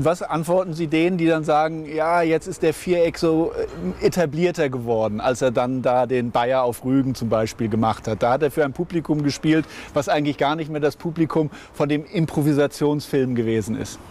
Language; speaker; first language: German; native; German